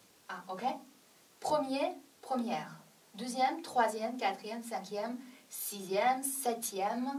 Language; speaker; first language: French; non-native, fluent; Chinese